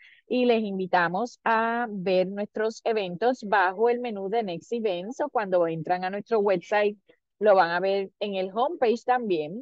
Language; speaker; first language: Spanish; native; Spanish